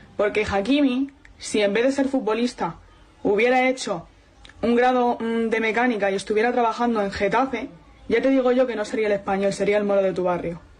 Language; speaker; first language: Spanish; native; Spanish